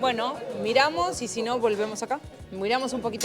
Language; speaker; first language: Spanish; native; Spanish